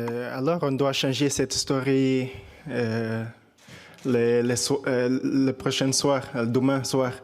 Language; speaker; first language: French; non-native, fluent; Portuguese